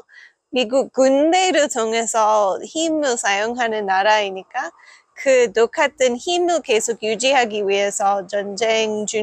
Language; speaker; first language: Korean; non-native, fluent; English